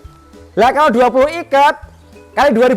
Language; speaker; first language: Indonesian; non-native, local second language; Javanese